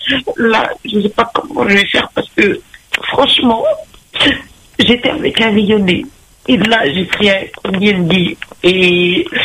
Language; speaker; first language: French; non-native, local second language; Arabic